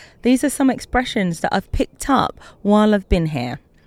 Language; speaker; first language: English; native; English